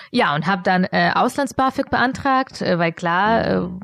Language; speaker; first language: German; early bilingual, other home language; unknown